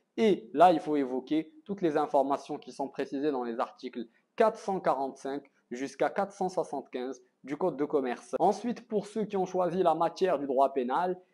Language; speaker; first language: French; non-native, local second language; Arabic